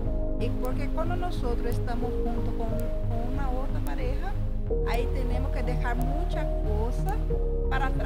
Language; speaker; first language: Spanish; non-native, learner; Portuguese